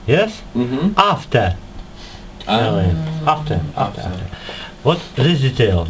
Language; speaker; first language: English; non-native, learner; Russian